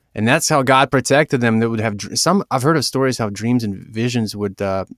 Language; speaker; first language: English; early bilingual, other home language; Ukrainian